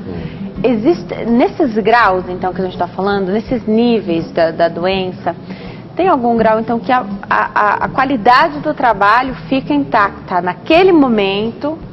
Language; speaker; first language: Portuguese; native; Portuguese